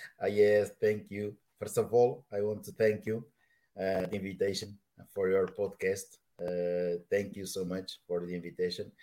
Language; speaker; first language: English; non-native, learner; Portuguese